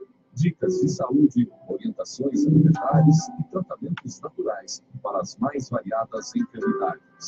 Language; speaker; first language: Portuguese; native; Portuguese